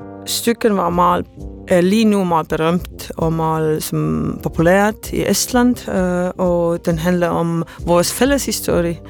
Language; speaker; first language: Danish; non-native, fluent; Estonian